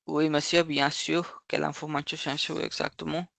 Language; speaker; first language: French; non-native, fluent; Hindi